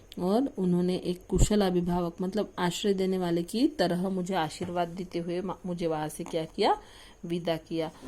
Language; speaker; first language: Hindi; non-native, local second language; Marathi